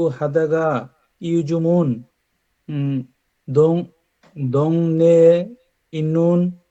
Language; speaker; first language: Korean; non-native, learner; Bangla